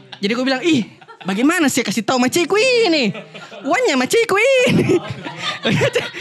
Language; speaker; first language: Indonesian; native; Indonesian